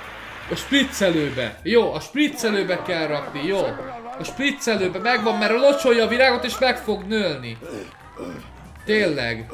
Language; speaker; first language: Hungarian; native; Hungarian